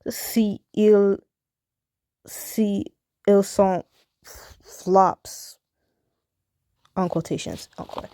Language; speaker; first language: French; non-native, learner; English